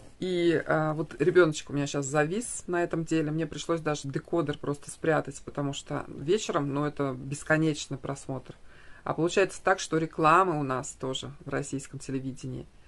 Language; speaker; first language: Russian; native; Russian